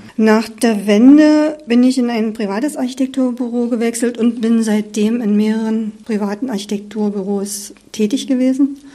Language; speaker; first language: German; native; German